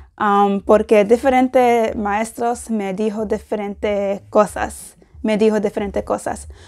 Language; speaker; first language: Spanish; non-native, learner; English